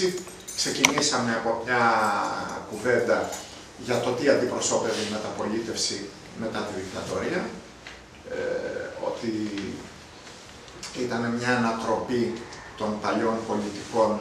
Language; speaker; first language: Greek; native; Greek